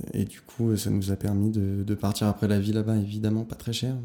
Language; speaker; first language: French; native; French